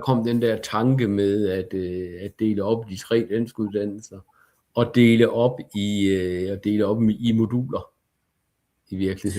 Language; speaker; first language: Danish; native; Danish